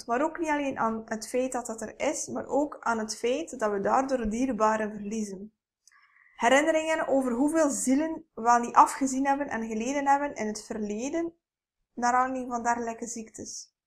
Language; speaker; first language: Dutch; native; Dutch